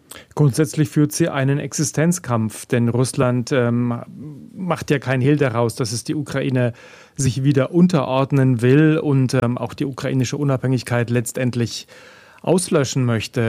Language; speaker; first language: German; native; German